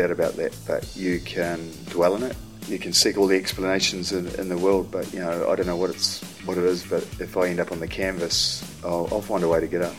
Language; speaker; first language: English; native; English